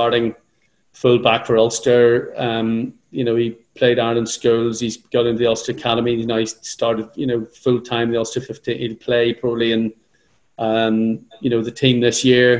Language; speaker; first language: English; native; English